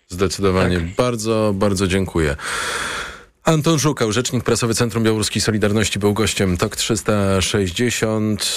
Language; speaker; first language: Polish; native; Polish